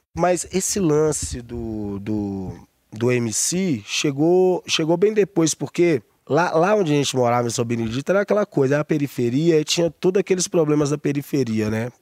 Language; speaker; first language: Portuguese; native; Portuguese